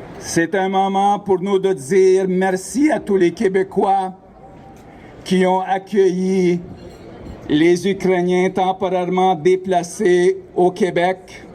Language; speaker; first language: French; non-native, local second language; Ukrainian